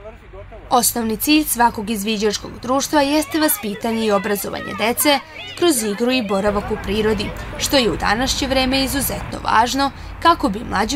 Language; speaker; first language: Serbian; native; Serbian